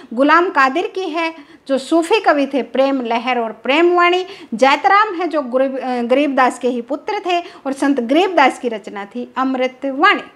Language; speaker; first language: Hindi; native; Hindi